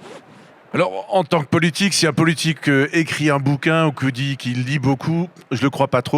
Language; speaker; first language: French; native; French